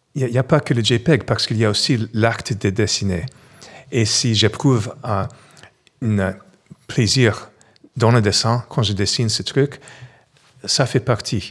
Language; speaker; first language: French; non-native, fluent; English